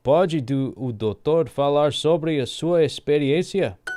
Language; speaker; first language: Portuguese; non-native, learner; English